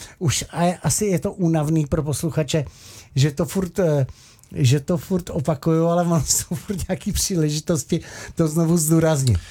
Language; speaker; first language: Czech; native; Czech